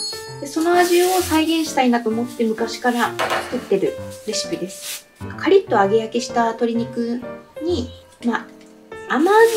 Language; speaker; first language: Japanese; native; Japanese